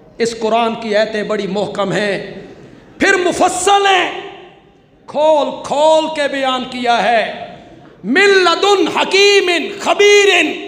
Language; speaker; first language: Urdu; non-native, local second language; Punjabi